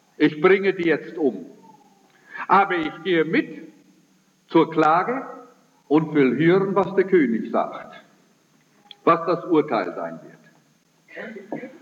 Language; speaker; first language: German; early bilingual, heritage; German